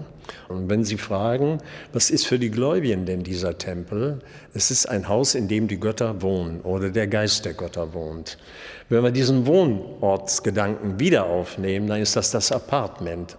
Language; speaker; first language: German; native; German